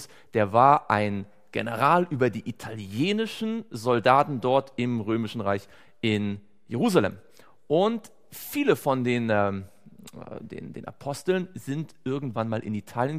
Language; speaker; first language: German; native; German